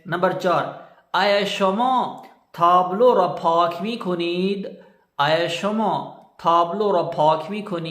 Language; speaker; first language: Persian; non-native, fluent; Urdu